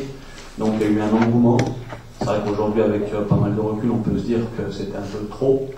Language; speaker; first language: French; native; French